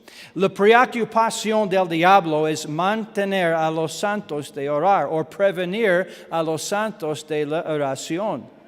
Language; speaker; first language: Spanish; non-native, learner; English